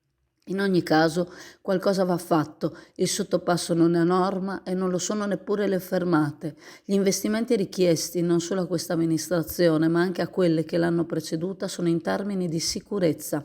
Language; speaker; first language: Italian; native; Italian